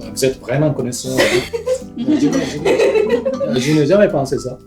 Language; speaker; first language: French; non-native, fluent; Japanese